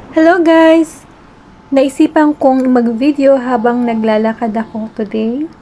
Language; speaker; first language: Filipino; native; Filipino